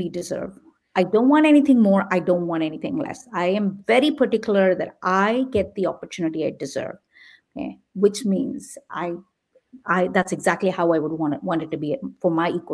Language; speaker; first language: English; non-native, local second language; Tamil